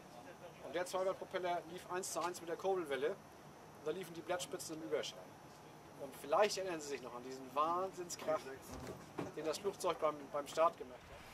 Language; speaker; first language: German; native; German